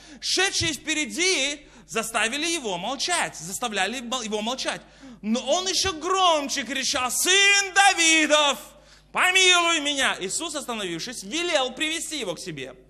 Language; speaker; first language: Russian; native; Russian